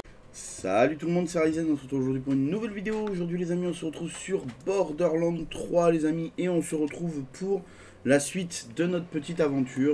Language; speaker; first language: French; native; French